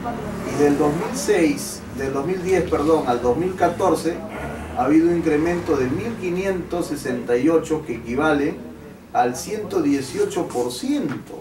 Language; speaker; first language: Spanish; native; Spanish